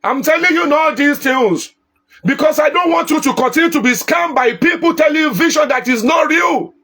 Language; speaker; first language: English; non-native, local second language; Yoruba